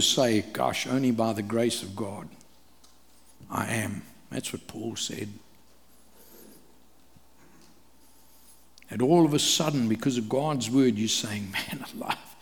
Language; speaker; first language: English; native; English